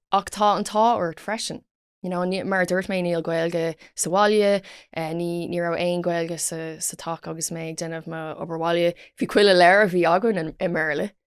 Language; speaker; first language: Irish; non-native, local second language; English